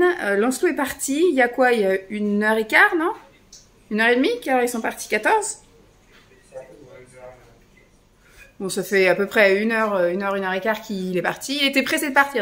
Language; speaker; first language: French; native; French